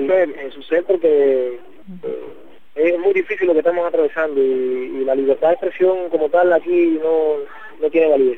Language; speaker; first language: Spanish; native; Spanish